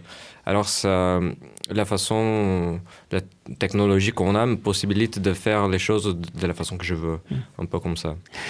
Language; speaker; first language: French; non-native, fluent; Portuguese